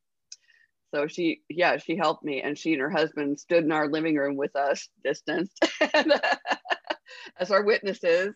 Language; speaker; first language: English; native; English